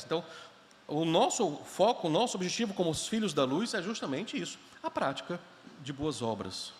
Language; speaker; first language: Portuguese; native; Portuguese